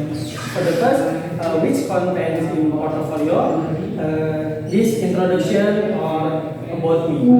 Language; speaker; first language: English; non-native, learner; Indonesian